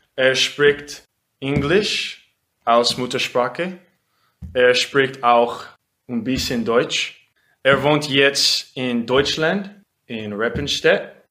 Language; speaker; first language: German; non-native, learner; English